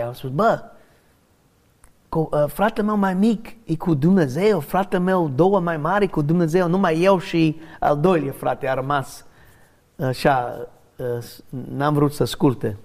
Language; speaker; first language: Romanian; early bilingual, heritage; Romanian